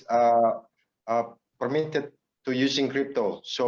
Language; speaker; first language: English; non-native, learner; Indonesian